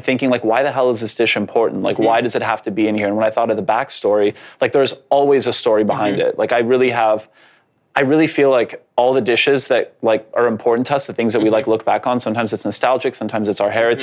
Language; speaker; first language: English; non-native, fluent; Polish